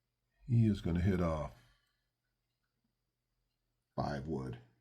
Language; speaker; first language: English; native; English